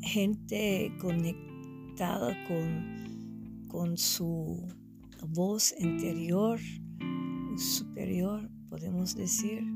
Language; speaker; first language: Spanish; non-native, fluent; English